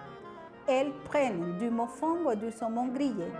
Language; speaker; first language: French; non-native, fluent; Spanish